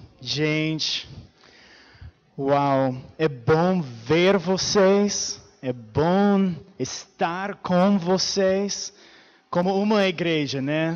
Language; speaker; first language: Portuguese; non-native, fluent; English